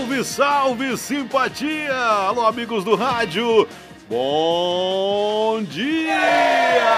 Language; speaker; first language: Portuguese; native; Portuguese